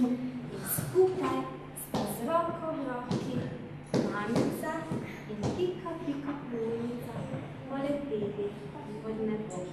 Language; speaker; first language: Slovenian; native; Slovenian